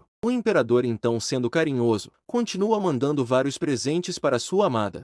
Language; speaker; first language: Portuguese; native; Portuguese